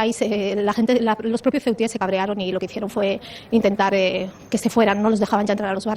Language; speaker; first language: Spanish; native; Spanish